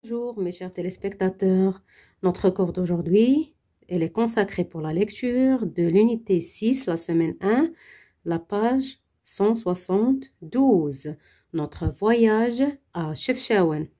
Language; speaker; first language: French; non-native, local second language; Arabic